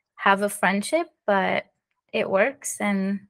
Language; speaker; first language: English; early bilingual, other home language; French